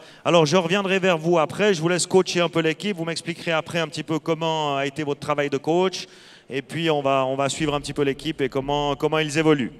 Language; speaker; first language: French; native; French